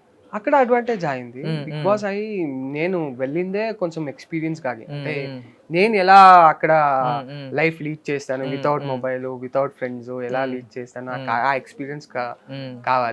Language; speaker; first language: Telugu; non-native, learner; Kannada